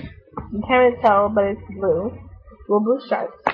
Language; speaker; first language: English; native; English